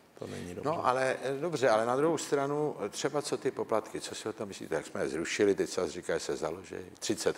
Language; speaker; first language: Czech; native; Czech